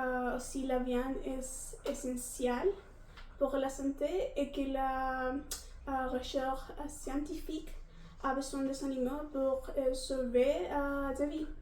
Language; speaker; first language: French; non-native, learner; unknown